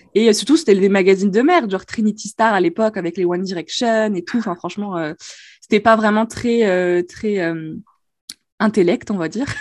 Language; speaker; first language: French; non-native, local second language; Arabic